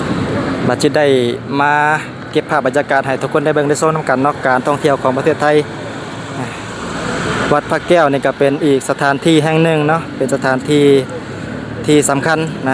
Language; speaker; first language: Thai; non-native, local second language; Northeastern Thai